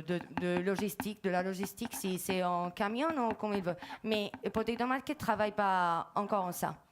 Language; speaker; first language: French; non-native, fluent; Spanish